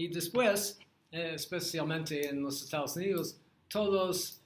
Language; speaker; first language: Spanish; non-native, learner; English